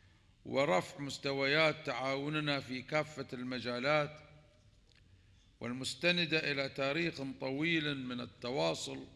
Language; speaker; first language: Arabic; native; Arabic